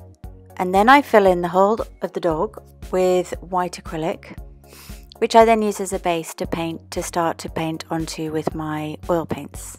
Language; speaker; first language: English; native; English